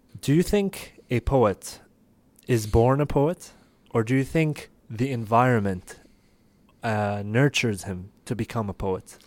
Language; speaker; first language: English; non-native, fluent; Arabic